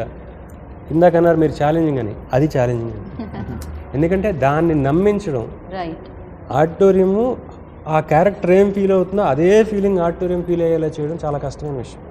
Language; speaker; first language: Telugu; native; Telugu